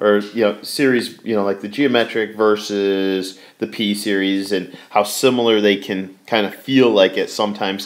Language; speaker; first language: English; native; English